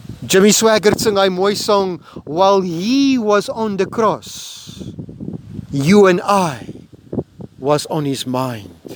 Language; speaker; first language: English; non-native, local second language; Afrikaans